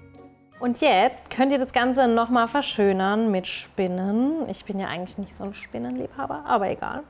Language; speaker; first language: German; native; German